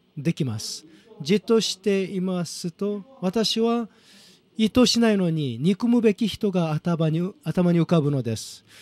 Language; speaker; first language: Japanese; non-native, fluent; Korean